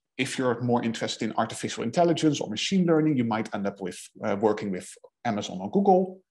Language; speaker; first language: English; non-native, fluent; Dutch